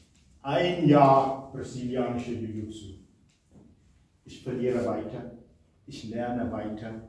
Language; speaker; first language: German; non-native, fluent; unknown